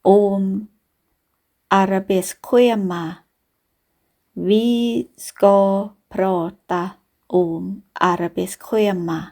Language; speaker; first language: Swedish; non-native, fluent; Thai